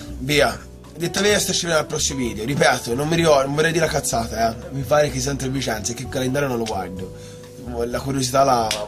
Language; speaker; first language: Italian; native; Italian